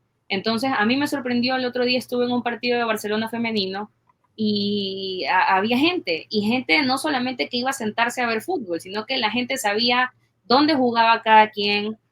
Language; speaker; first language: Spanish; native; Spanish